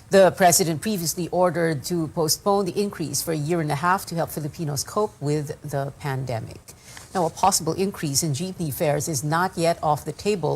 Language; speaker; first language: English; non-native, local second language; Filipino